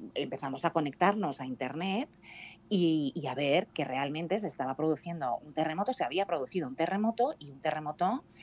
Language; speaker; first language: Spanish; native; Spanish